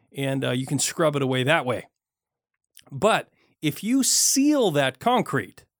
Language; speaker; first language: English; native; English